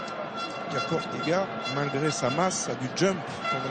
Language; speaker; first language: French; native; French